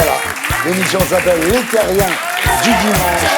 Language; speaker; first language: French; native; French